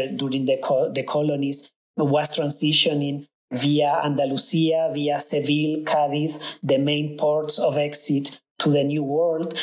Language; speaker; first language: English; non-native, fluent; Spanish